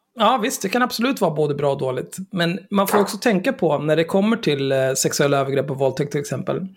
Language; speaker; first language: Swedish; native; Swedish